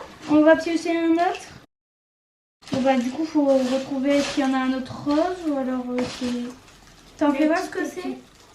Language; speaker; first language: French; native; French